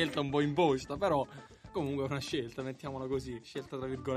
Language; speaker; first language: Italian; native; Italian